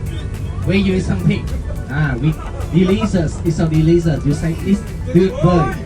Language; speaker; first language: English; non-native, learner; Vietnamese